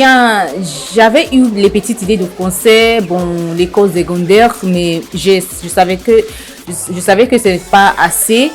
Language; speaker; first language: French; non-native, learner; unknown